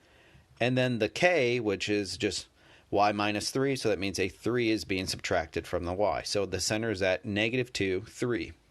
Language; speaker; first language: English; native; English